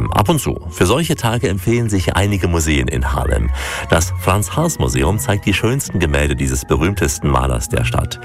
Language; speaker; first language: German; native; German